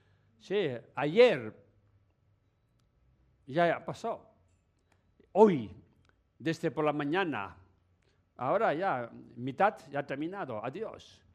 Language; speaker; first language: Spanish; non-native, learner; Tibetan